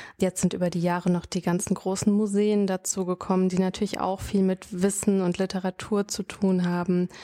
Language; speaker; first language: German; native; German